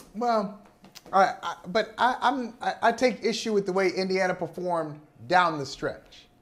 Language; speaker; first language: English; native; English